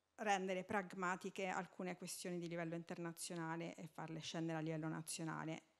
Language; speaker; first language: Italian; native; Italian